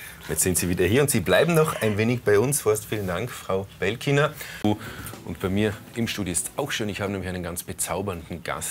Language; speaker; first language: German; native; German